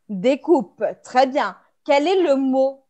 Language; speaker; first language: French; non-native, fluent; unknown